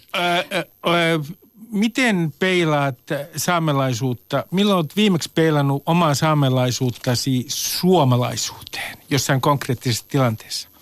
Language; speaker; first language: Finnish; native; Finnish